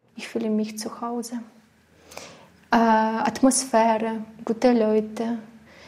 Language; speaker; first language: German; non-native, learner; Ukrainian